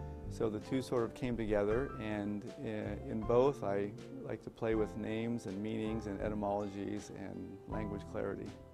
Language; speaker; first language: English; native; English